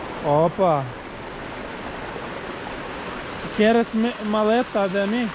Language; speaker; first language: Spanish; non-native, learner; Croatian